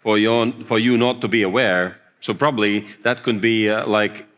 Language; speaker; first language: English; non-native, fluent; Latvian